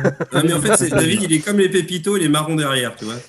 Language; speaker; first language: French; native; French